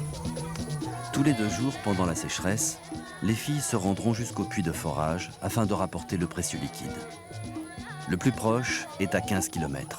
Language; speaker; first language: French; native; French